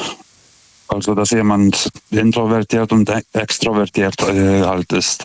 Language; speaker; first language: German; non-native, fluent; Lithuanian